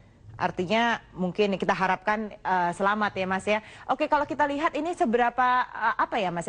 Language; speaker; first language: Indonesian; native; Indonesian